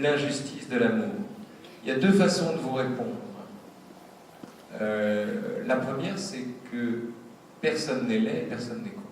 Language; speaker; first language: French; native; French